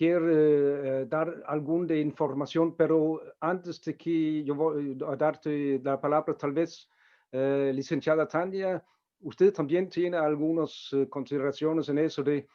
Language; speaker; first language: Spanish; non-native, fluent; Danish